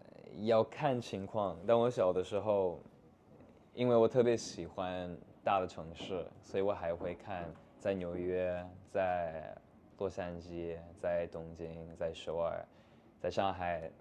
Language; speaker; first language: Chinese; non-native, fluent; English